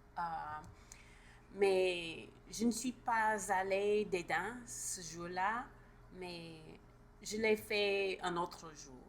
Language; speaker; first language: French; non-native, learner; English